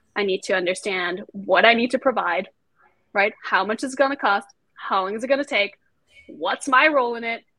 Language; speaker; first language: English; non-native, fluent; German